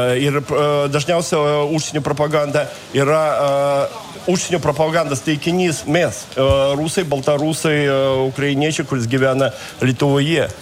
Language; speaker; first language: Lithuanian; non-native, fluent; Russian